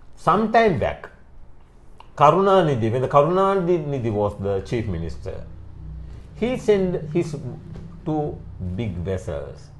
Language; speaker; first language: English; non-native, local second language; Sinhala